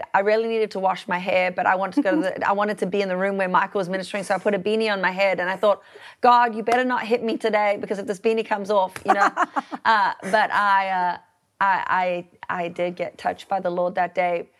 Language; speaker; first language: English; native; English